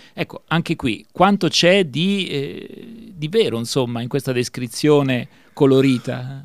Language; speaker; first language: Italian; native; Italian